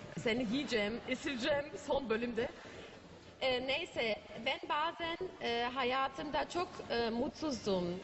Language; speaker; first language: Turkish; non-native, learner; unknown